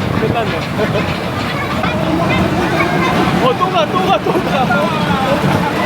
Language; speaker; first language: Korean; native; Korean